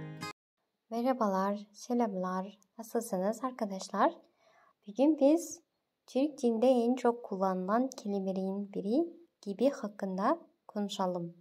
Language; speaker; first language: Turkish; non-native, fluent; Kazakh